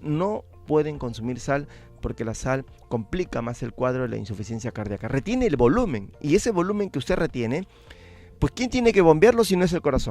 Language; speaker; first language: Spanish; native; Spanish